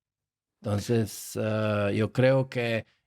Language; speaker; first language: Spanish; non-native, fluent; Slovak